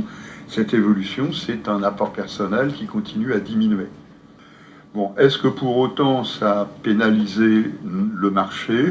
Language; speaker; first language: French; native; French